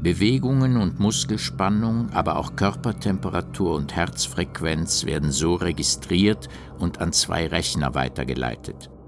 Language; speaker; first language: German; native; German